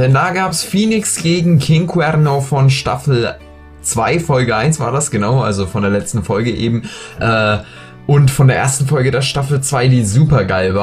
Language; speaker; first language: German; native; German